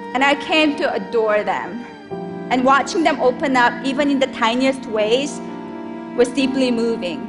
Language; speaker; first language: English; non-native, fluent; Korean